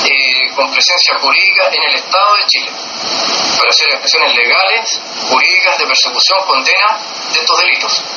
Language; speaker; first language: Spanish; native; Spanish